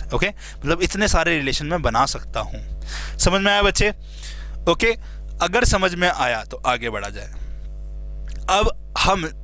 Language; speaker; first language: Hindi; native; Hindi